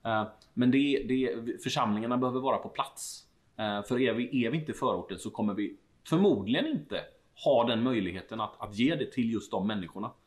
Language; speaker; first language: Swedish; native; Swedish